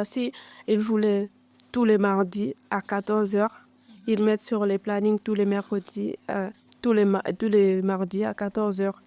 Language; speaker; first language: French; non-native, learner; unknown